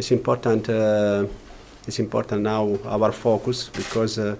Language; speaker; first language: English; non-native, learner; Italian